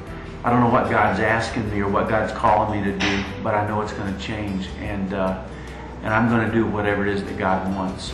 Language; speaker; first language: English; native; English